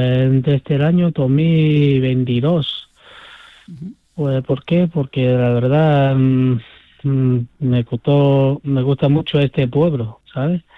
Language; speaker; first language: Spanish; non-native, fluent; Chinese